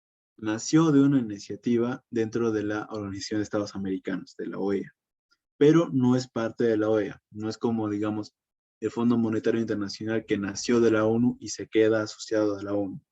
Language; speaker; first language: Spanish; native; Spanish